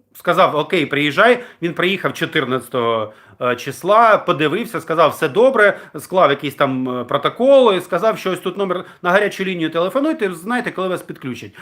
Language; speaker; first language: Ukrainian; non-native, local second language; Russian